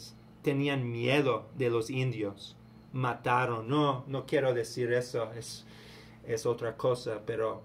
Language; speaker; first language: Spanish; non-native, learner; English